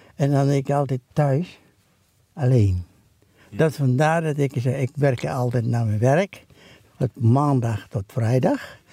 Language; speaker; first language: Dutch; non-native, learner; Indonesian